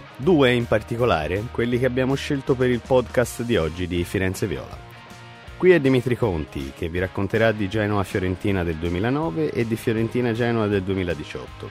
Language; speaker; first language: Italian; native; Italian